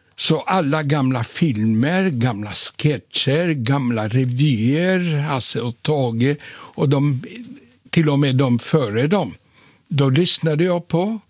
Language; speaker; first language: Swedish; non-native, fluent; Polish